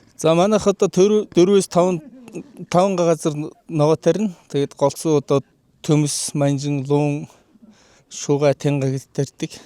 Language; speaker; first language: Mongolian; non-native, local second language; Kazakh